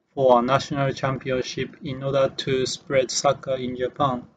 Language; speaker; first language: English; non-native, learner; Japanese